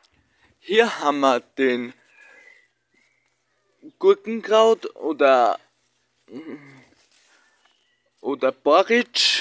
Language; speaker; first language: German; non-native, learner; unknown